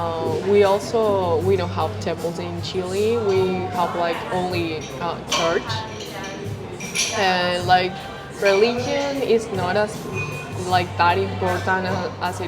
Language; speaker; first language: English; non-native, fluent; Spanish